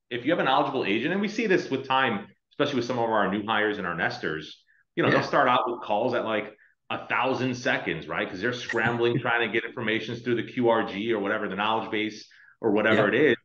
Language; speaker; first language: English; native; English